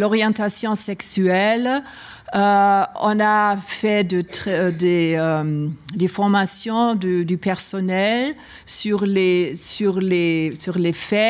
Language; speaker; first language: French; non-native, learner; German